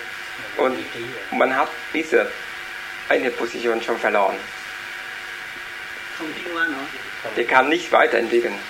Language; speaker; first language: German; non-native, learner; Vietnamese